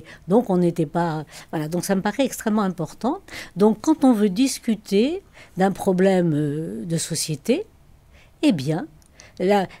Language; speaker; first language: French; native; French